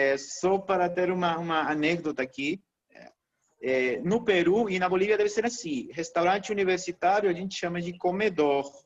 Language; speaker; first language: Portuguese; non-native, fluent; Spanish